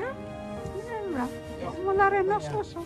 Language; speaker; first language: Norwegian; non-native, learner; Filipino